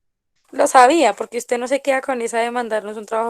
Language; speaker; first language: Spanish; native; Spanish